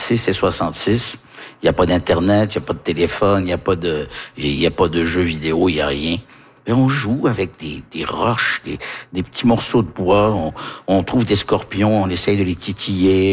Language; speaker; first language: French; early bilingual, other home language; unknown